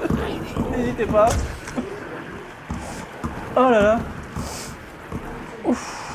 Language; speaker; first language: French; native; French